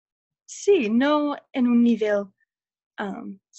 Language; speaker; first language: Spanish; non-native, learner; English